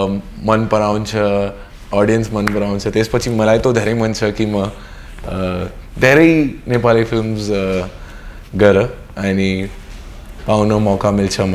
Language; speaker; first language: Nepali; non-native, learner; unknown